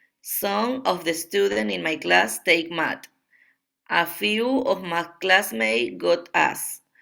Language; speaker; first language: English; non-native, learner; Spanish